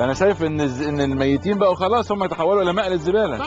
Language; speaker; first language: Arabic; native; Arabic